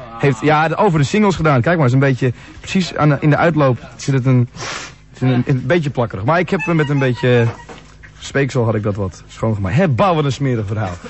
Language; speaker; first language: Dutch; native; Dutch